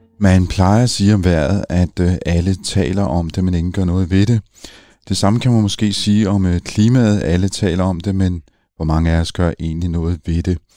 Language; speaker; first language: Danish; native; Danish